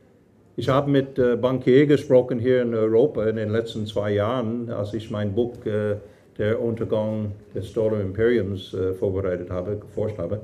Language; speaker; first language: German; non-native, fluent; English